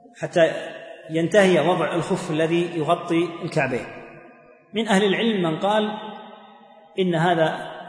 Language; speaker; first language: Arabic; native; Arabic